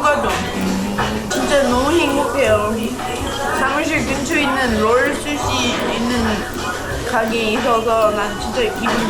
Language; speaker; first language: Korean; non-native, learner; English